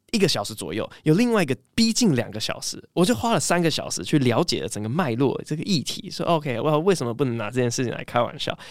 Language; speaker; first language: Chinese; early bilingual, other home language; English